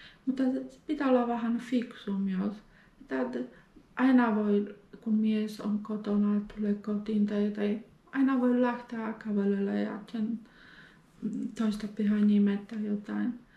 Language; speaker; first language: Finnish; non-native, fluent; Polish